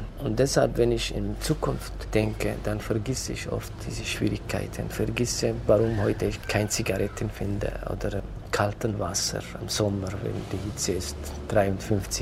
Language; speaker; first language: German; non-native, fluent; Kurdish